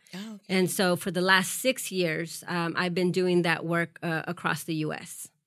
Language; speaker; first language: English; early bilingual, other home language; Spanish